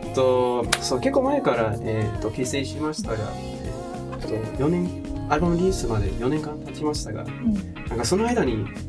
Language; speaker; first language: Japanese; non-native, learner; English